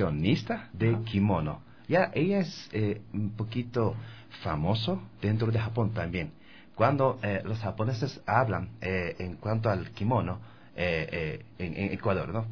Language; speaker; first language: Spanish; non-native, learner; Japanese